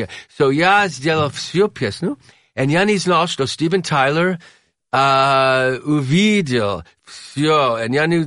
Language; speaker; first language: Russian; non-native, learner; English